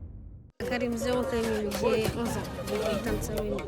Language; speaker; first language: French; non-native, local second language; Comorian